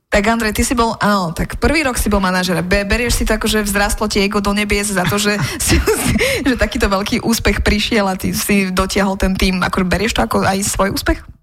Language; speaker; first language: Slovak; native; Slovak